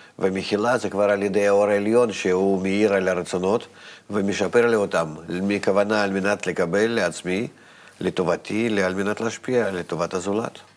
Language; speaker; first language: Hebrew; non-native, fluent; Russian